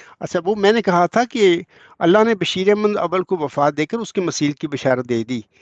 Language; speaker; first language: Urdu; non-native, local second language; Punjabi